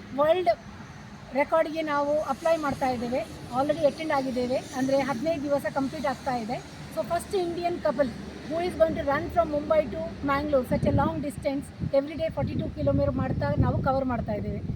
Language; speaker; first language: Kannada; early bilingual, other home language; Tulu